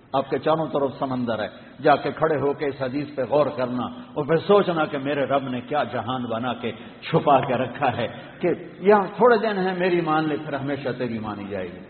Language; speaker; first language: Urdu; non-native, local second language; Punjabi